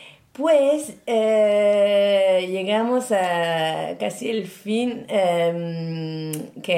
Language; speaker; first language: Spanish; non-native, learner; French